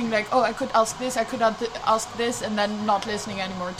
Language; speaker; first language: English; non-native, fluent; Dutch